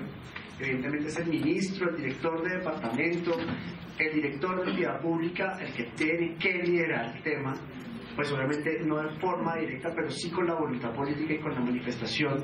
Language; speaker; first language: Spanish; native; Spanish